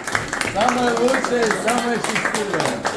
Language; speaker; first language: Russian; non-native, fluent; Tajik